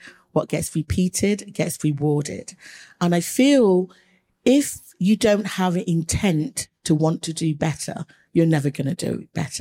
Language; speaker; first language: English; native; English